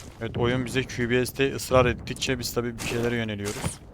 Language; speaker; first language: Turkish; native; Turkish